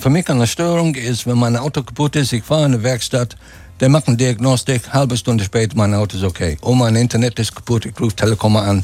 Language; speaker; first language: German; non-native, fluent; English